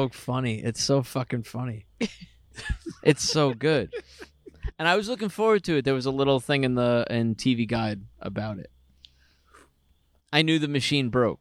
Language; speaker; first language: English; native; English